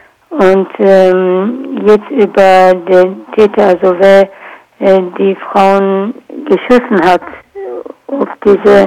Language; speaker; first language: German; non-native, learner; Kurdish